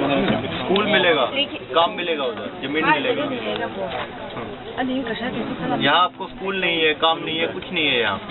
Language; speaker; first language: Hindi; non-native, local second language; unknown